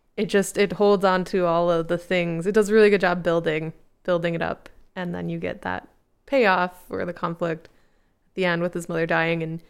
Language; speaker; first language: English; native; English